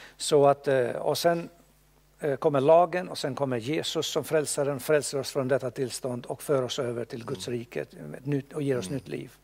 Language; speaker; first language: Swedish; non-native, fluent; Bosnian